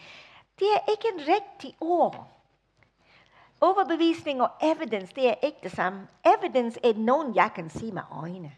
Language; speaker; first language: Danish; non-native, fluent; English